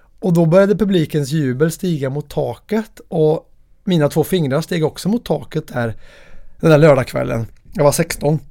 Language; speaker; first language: Swedish; native; Swedish